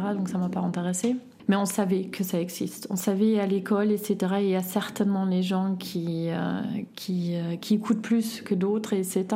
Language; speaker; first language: French; non-native, fluent; German